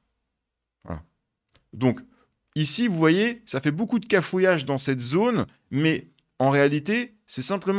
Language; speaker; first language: French; native; French